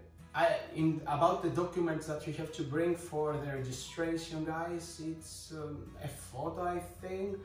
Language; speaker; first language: English; non-native, fluent; Greek